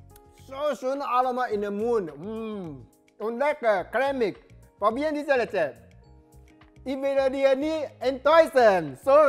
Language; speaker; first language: German; non-native, learner; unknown